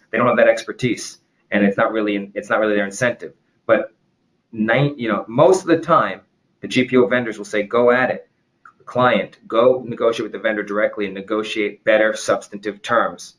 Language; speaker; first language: English; native; English